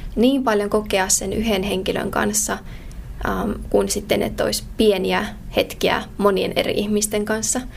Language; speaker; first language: Finnish; native; Finnish